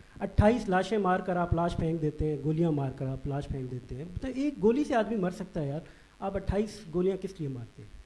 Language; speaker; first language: Urdu; non-native, local second language; Baluchi